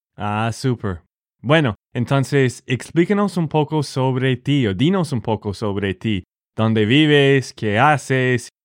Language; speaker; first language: Spanish; non-native, fluent; English